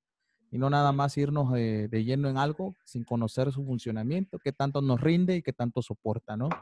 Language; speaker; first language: Spanish; native; Spanish